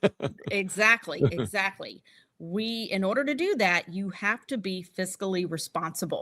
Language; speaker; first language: English; native; English